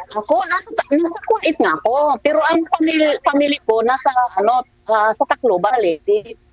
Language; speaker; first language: Filipino; non-native, local second language; Waray